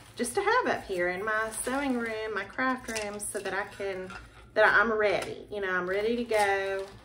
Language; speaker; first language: English; native; English